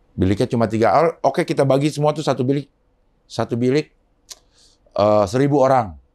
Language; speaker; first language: Indonesian; native; Indonesian